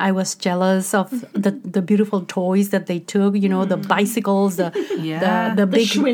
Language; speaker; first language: English; non-native, fluent; Spanish